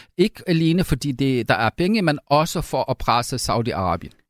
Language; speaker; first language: Danish; non-native, fluent; Arabic